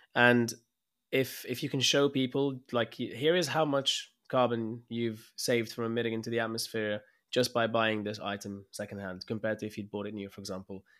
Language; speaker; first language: English; early bilingual, other home language; Arabic